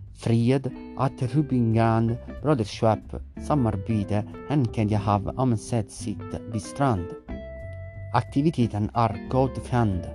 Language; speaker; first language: Swedish; non-native, learner; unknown